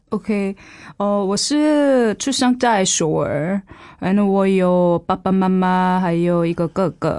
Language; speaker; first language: Chinese; non-native, fluent; Korean